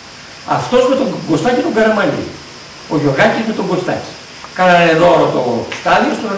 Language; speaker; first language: Greek; native; Greek